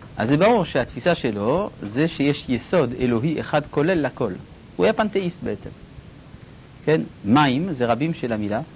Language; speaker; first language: Hebrew; non-native, fluent; French